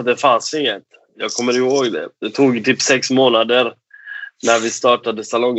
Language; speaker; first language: Swedish; non-native, fluent; Persian